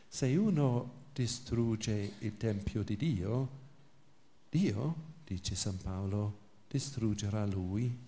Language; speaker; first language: Italian; non-native, fluent; English